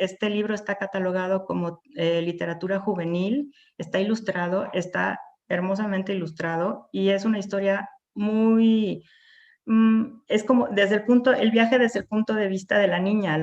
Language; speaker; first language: Spanish; native; Spanish